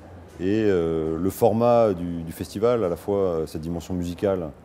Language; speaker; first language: French; native; French